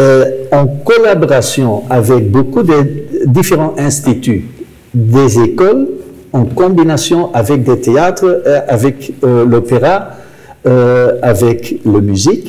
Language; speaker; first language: French; non-native, local second language; Dutch